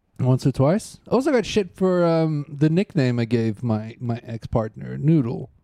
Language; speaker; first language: English; native; English